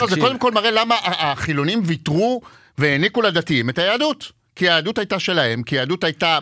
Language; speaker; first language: Hebrew; native; Hebrew